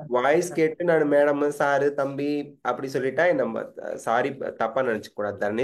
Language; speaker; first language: Tamil; native; Tamil